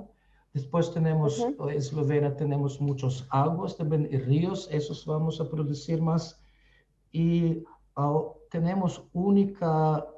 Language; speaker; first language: Spanish; non-native, fluent; Slovenian